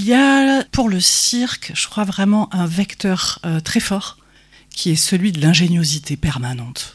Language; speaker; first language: French; native; French